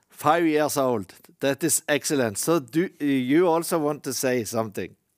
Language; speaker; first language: English; non-native, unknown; Norwegian